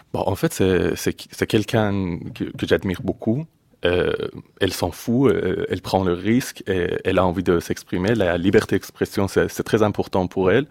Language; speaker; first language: French; non-native, fluent; Persian